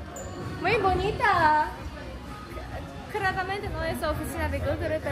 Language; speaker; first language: Spanish; non-native, learner; Japanese